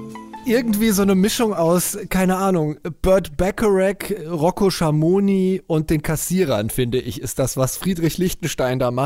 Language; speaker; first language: German; native; German